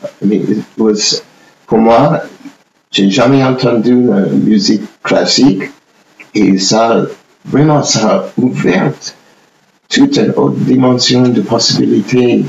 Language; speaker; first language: French; non-native, fluent; English